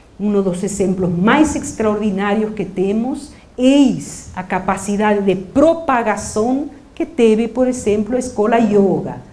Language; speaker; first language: Portuguese; non-native, fluent; Spanish